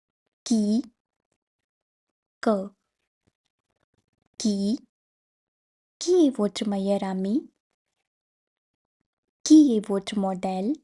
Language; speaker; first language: French; non-native, fluent; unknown